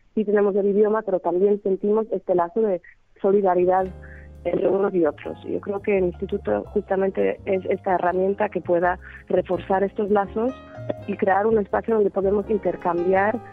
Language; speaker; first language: Spanish; non-native, fluent; Polish